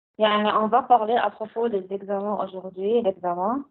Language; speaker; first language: French; non-native, learner; Arabic